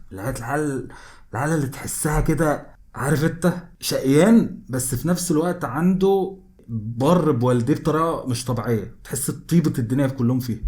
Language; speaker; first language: Arabic; native; Arabic